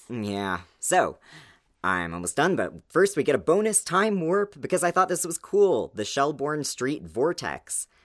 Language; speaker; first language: English; native; English